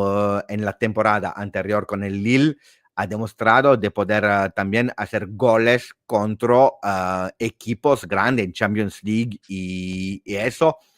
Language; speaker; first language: Spanish; non-native, fluent; Italian